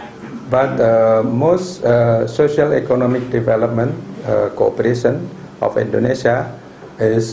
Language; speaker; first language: English; non-native, fluent; Indonesian